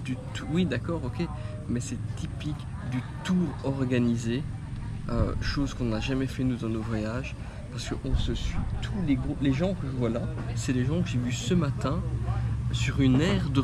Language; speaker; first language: French; native; French